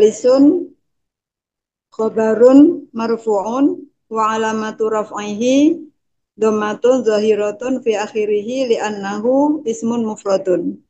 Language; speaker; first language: Arabic; non-native, learner; Indonesian